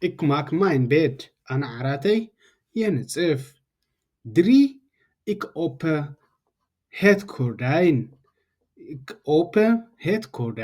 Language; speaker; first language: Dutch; non-native, learner; Tigrinya